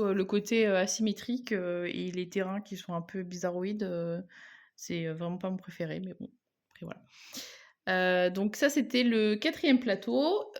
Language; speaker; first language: French; native; French